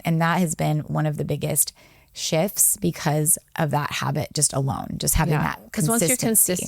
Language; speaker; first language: English; native; English